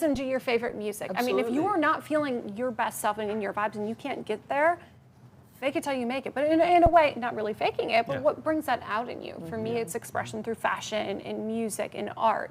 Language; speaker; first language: English; native; English